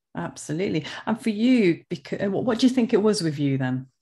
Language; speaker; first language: English; early bilingual, other home language; Hindi